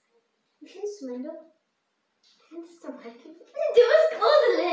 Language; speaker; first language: German; early bilingual, other home language; Russian